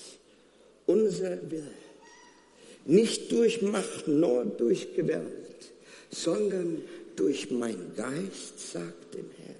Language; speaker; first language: German; non-native, fluent; Afrikaans